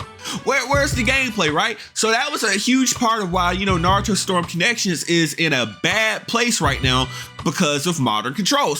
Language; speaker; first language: English; native; English